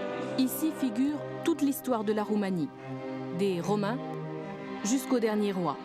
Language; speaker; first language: French; native; French